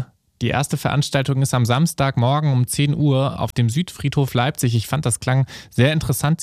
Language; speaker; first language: German; native; German